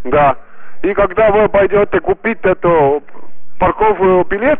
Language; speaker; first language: Russian; non-native, local second language; Estonian